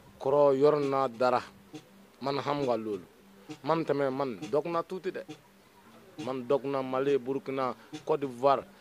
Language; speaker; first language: Wolof; non-native, learner; Bambara